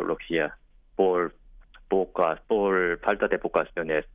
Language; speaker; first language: Spanish; non-native, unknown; Korean